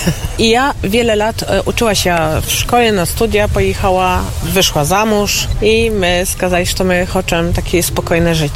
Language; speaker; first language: Polish; non-native, local second language; Ukrainian